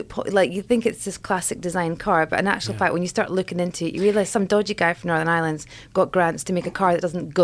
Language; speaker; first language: English; native; English